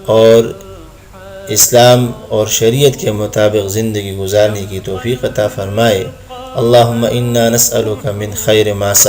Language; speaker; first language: Urdu; non-native, local second language; Pashto